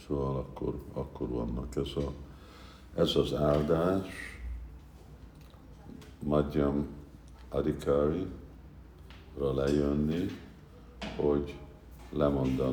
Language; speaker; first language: Hungarian; early bilingual, heritage; Hungarian